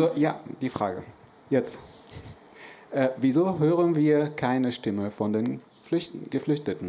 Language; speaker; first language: German; non-native, fluent; Arabic